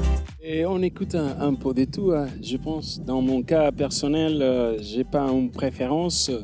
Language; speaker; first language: French; non-native, fluent; Spanish